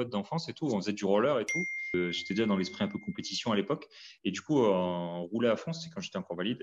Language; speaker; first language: French; native; French